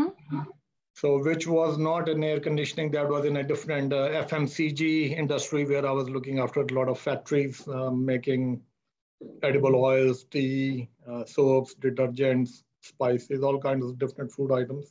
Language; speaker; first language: English; non-native, local second language; Hindi